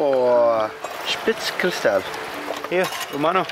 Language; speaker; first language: German; non-native, learner; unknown